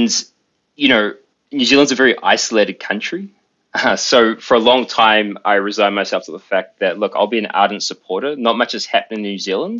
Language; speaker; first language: English; native; English